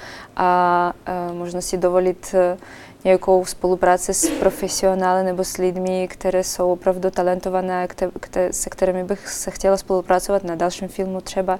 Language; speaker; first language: Czech; non-native, fluent; Russian